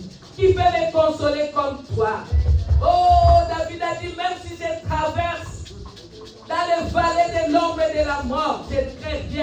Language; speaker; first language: French; non-native, local second language; Lingala